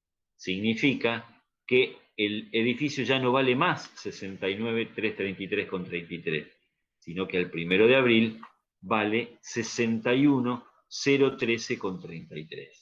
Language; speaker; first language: Spanish; native; Spanish